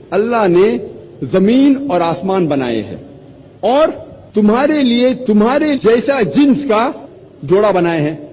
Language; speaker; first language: Urdu; non-native, local second language; Konkani